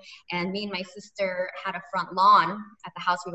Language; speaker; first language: English; early bilingual, other home language; Cebuano